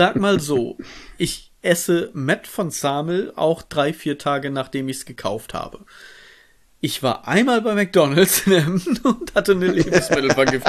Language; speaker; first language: German; native; German